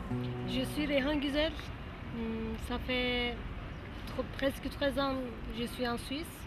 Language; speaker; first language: French; non-native, learner; Kurdish